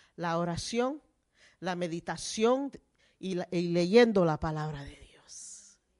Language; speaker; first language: Spanish; early bilingual, heritage; Spanish